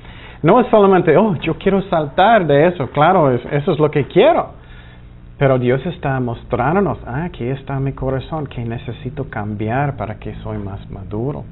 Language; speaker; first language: Spanish; non-native, fluent; English